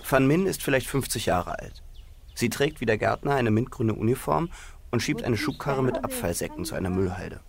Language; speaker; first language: German; native; German